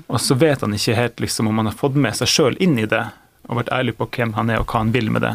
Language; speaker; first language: Norwegian; native; Norwegian